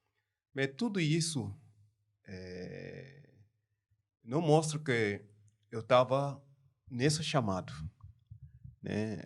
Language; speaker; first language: Portuguese; non-native, learner; French